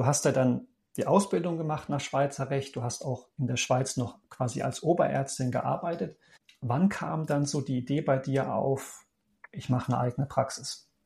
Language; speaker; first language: German; native; German